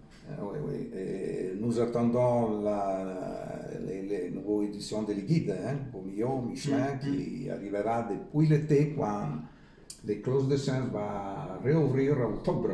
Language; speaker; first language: French; non-native, learner; Italian